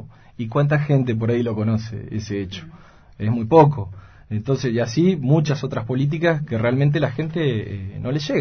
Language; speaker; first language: Spanish; native; Spanish